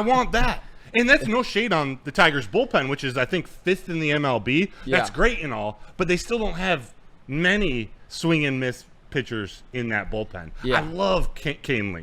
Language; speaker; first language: English; native; English